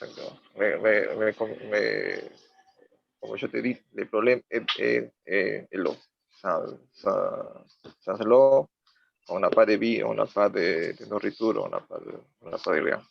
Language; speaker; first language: French; non-native, learner; Spanish